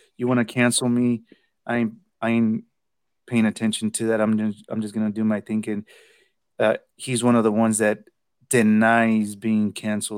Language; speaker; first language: English; early bilingual, other home language; Spanish